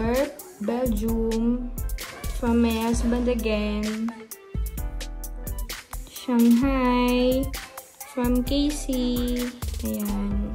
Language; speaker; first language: English; non-native, local second language; Filipino